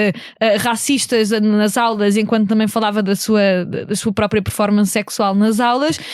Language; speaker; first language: Portuguese; native; Portuguese